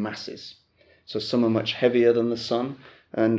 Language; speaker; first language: English; native; English